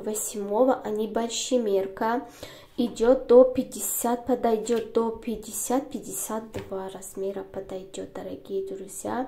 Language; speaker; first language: Russian; non-native, learner; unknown